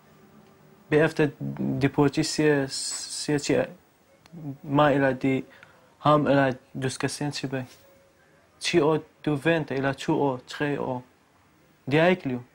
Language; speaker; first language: Danish; non-native, learner; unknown